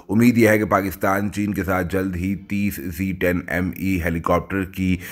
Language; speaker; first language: Urdu; native; Urdu